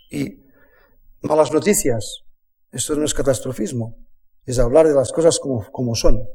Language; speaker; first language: Spanish; native; Spanish